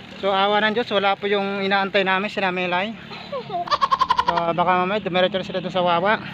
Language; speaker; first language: Filipino; native; Filipino